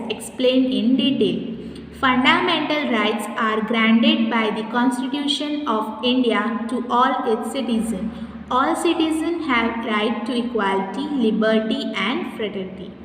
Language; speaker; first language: English; non-native, local second language; Hindi